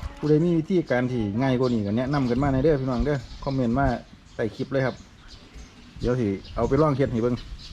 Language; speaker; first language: Thai; non-native, local second language; Northeastern Thai